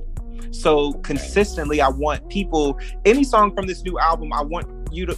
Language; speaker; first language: English; native; English